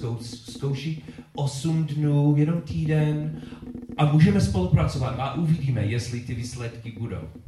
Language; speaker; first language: Czech; non-native, learner; English